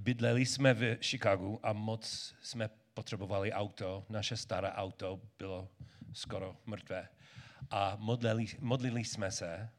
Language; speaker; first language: Czech; non-native, learner; English